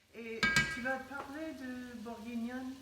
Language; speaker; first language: French; non-native, learner; English